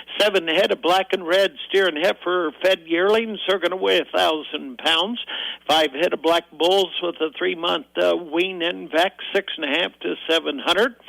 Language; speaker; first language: English; native; English